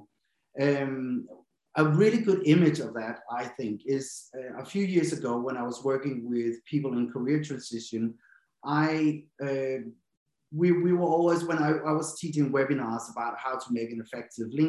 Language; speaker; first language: English; non-native, fluent; Danish